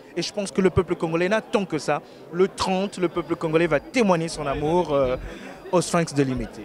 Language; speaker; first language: French; non-native, local second language; Lingala